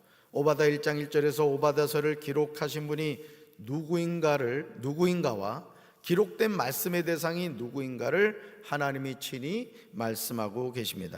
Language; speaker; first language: Korean; native; Korean